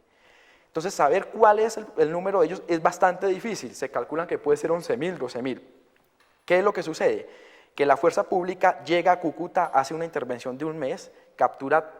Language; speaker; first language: Spanish; native; Spanish